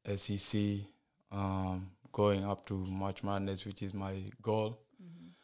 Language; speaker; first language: English; non-native, fluent; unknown